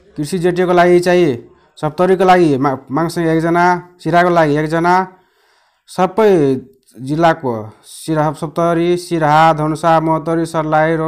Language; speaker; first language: Nepali; non-native, local second language; Maithili